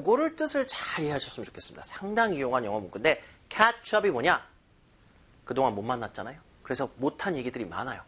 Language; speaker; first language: Korean; native; Korean